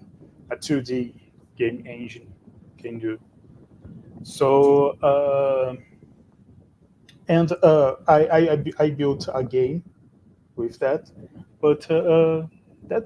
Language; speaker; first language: English; non-native, fluent; Portuguese